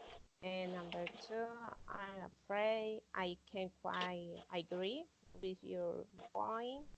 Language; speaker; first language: English; non-native, learner; Spanish